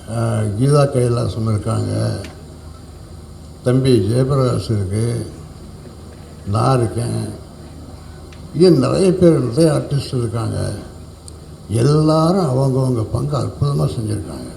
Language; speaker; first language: Tamil; native; Tamil